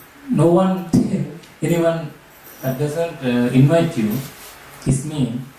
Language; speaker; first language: English; non-native, learner; Sinhala